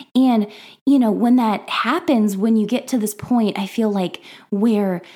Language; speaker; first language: English; native; English